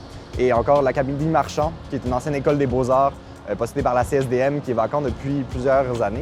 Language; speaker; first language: French; native; French